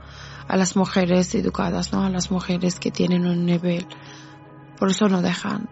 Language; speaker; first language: Spanish; non-native, fluent; Persian